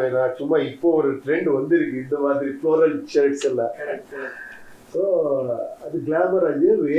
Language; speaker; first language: Tamil; non-native, learner; Kannada